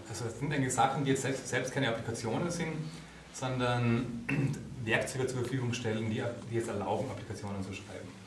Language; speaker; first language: German; native; German